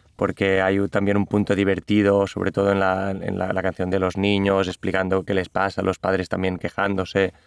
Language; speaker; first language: Spanish; non-native, local second language; Catalan